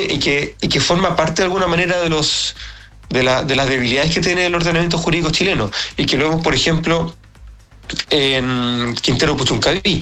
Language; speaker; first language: Spanish; native; Spanish